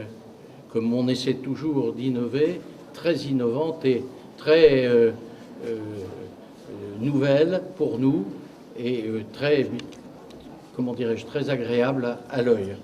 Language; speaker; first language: French; native; French